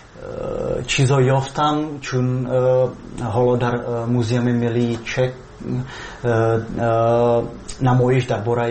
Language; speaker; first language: Persian; non-native, fluent; Czech